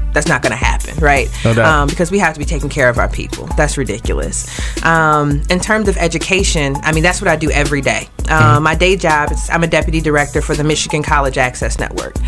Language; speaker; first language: English; native; English